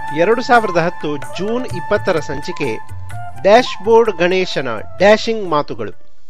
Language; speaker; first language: Kannada; native; Kannada